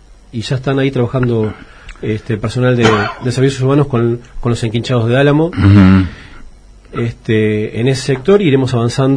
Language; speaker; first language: Spanish; native; Spanish